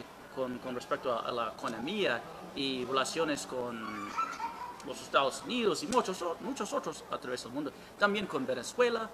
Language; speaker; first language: Spanish; non-native, learner; English